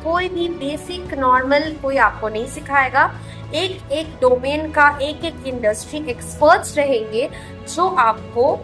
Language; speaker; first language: Hindi; non-native, local second language; Bangla